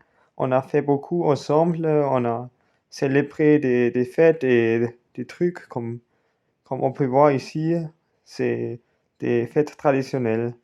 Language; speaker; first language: French; non-native, learner; German